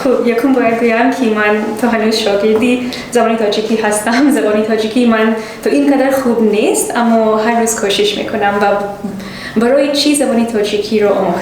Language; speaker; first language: Persian; non-native, learner; English